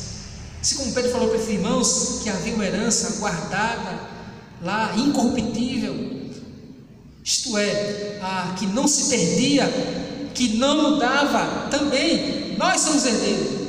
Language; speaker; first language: Portuguese; native; Portuguese